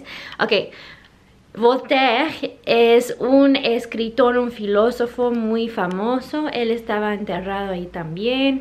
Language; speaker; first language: Spanish; early bilingual, heritage; English